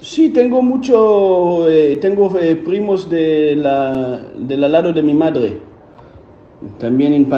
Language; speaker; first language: Spanish; non-native, learner; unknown